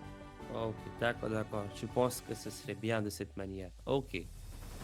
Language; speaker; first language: French; non-native, fluent; English